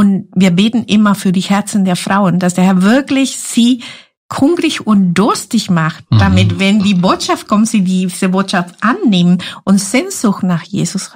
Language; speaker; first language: German; non-native, fluent; Spanish